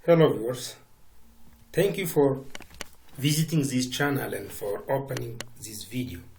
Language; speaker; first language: English; non-native, local second language; Amharic